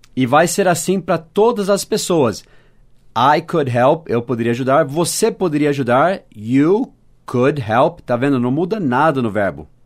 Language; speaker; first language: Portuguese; non-native, fluent; English